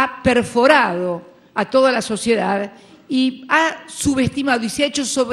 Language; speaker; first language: Spanish; native; Spanish